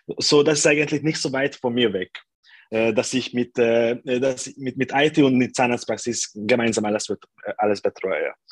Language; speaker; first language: German; non-native, fluent; Hungarian